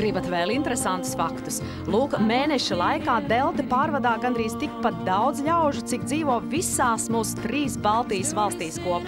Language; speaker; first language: Latvian; native; Latvian